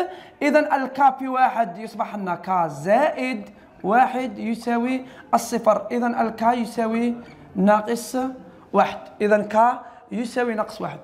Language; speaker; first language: Arabic; native; Arabic